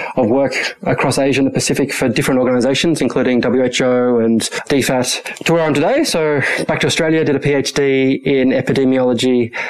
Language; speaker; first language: English; early bilingual, other home language; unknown